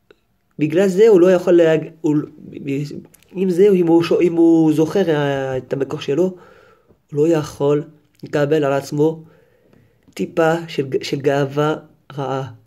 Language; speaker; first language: Hebrew; non-native, fluent; French